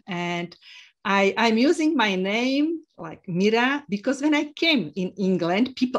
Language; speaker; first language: English; non-native, fluent; Slovak